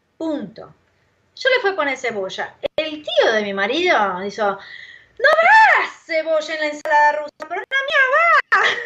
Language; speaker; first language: Spanish; non-native, fluent; Portuguese